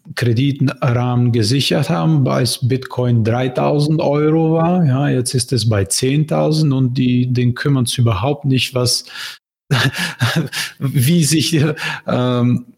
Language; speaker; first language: German; non-native, fluent; Bulgarian